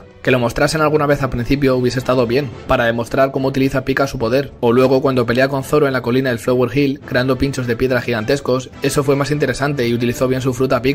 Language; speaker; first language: Spanish; native; Spanish